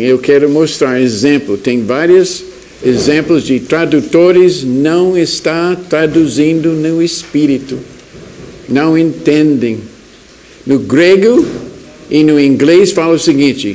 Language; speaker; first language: Portuguese; non-native, fluent; English